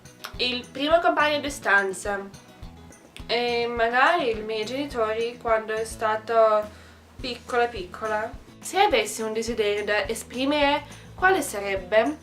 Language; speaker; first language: Italian; non-native, learner; Russian